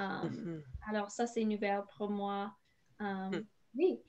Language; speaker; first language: French; non-native, learner; English